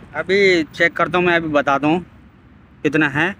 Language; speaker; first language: Hindi; native; Hindi